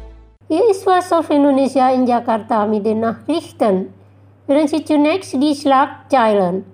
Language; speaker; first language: German; non-native, fluent; Indonesian